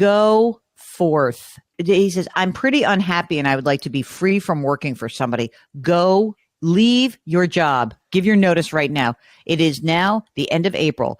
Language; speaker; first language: English; native; English